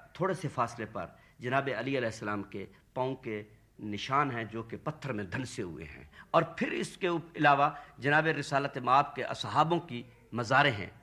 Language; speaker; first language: Urdu; non-native, local second language; Saraiki